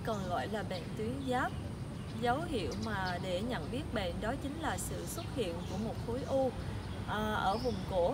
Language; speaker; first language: Vietnamese; native; Vietnamese